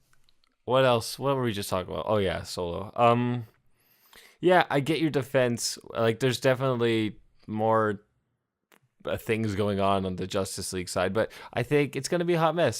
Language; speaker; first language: English; native; English